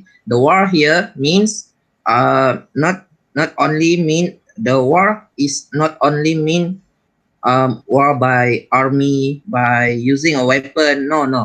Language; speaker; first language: English; non-native, learner; Malay